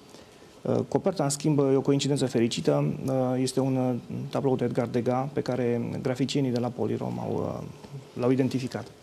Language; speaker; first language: Romanian; native; Romanian